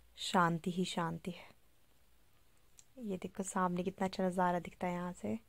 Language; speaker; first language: Hindi; native; Hindi